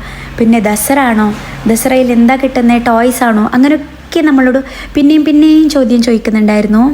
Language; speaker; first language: Malayalam; native; Malayalam